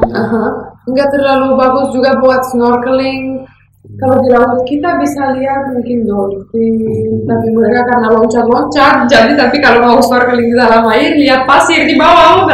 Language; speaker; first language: Indonesian; non-native, fluent; Romanian